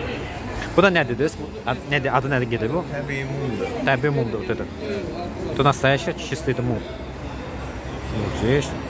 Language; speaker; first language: Russian; non-native, learner; Azerbaijani